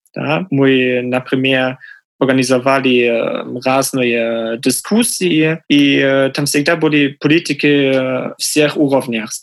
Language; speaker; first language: Russian; non-native, fluent; German